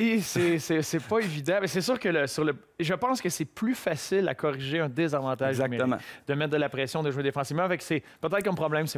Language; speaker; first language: French; native; French